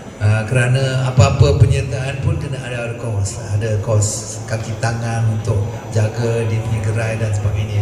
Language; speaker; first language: Malay; native; Malay